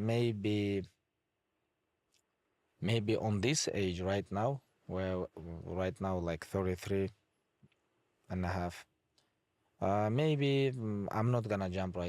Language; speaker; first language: English; non-native, fluent; Avaric